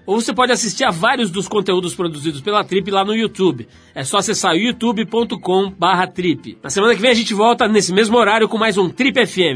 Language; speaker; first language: Portuguese; native; Portuguese